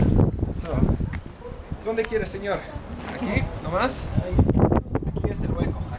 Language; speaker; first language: Spanish; non-native, learner; English